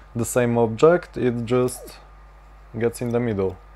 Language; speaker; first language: English; non-native, fluent; Polish